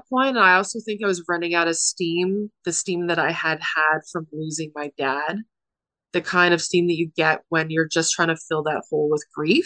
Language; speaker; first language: English; native; English